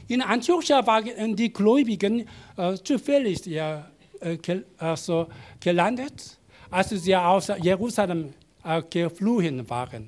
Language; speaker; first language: German; non-native, learner; Korean